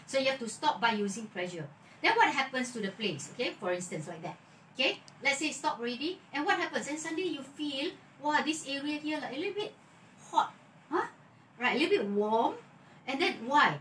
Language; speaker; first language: English; non-native, local second language; Malay